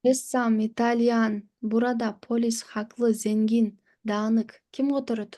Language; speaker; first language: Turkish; non-native, fluent; Kyrgyz